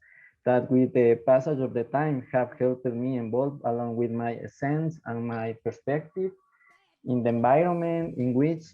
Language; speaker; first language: English; non-native, learner; Spanish